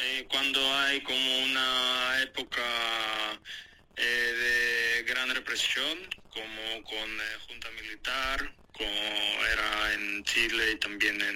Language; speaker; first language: Spanish; non-native, fluent; Greek